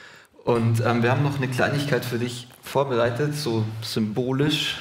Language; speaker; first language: German; native; German